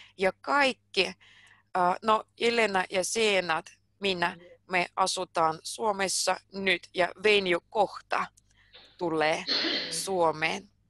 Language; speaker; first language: Finnish; non-native, fluent; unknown